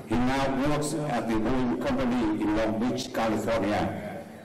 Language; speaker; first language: English; non-native, fluent; Vietnamese